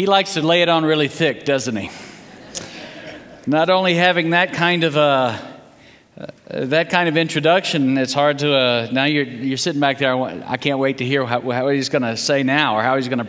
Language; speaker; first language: English; early bilingual, heritage; English